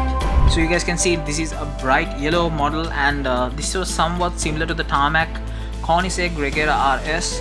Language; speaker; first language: English; non-native, fluent; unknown